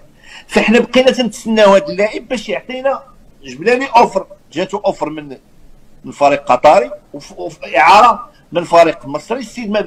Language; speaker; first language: Arabic; native; Arabic